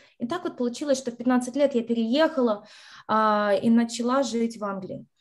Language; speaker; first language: Russian; native; Russian